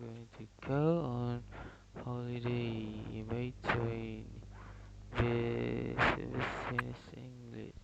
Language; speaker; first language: English; non-native, learner; Indonesian